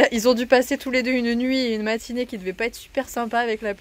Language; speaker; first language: French; native; French